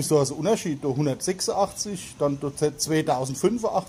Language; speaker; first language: German; native; German